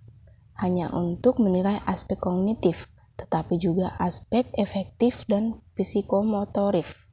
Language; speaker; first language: Indonesian; native; Indonesian